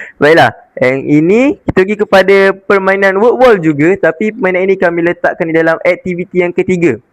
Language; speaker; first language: Malay; native; Malay